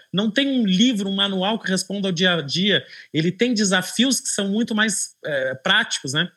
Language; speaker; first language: Portuguese; native; Portuguese